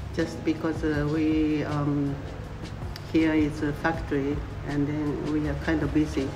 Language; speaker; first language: English; non-native, fluent; Japanese